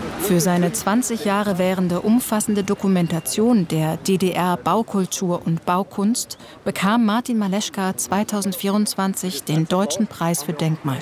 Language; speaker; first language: German; native; German